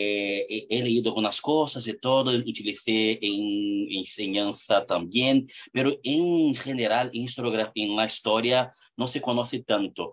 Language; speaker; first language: Spanish; non-native, fluent; Portuguese